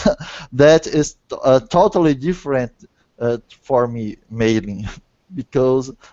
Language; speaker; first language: English; non-native, learner; Portuguese